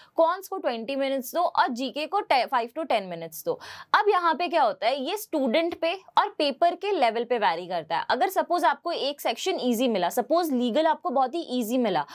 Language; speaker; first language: Hindi; native; Hindi